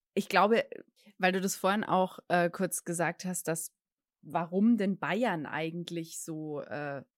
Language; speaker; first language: German; native; German